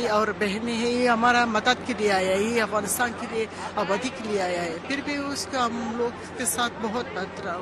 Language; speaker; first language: Hindi; non-native, learner; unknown